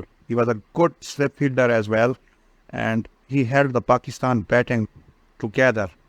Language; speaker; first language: English; non-native, local second language; Urdu